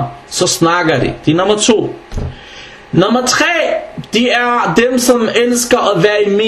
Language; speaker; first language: Danish; non-native, fluent; Arabic